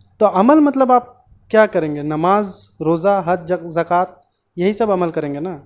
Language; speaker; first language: Hindi; non-native, local second language; Bangla